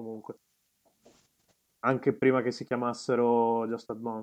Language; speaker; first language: Italian; native; Italian